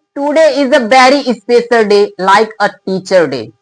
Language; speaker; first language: English; non-native, local second language; Hindi